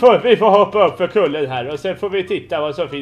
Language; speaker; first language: Swedish; native; Swedish